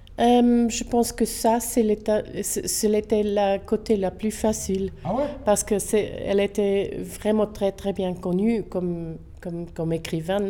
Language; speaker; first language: French; non-native, local second language; German